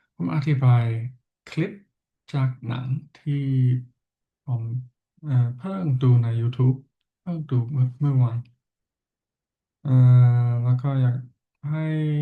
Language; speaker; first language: Thai; non-native, learner; English